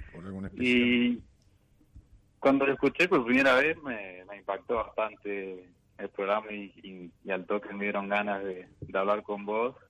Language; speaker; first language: Spanish; native; Spanish